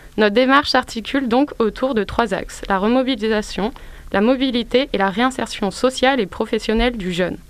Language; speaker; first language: French; native; French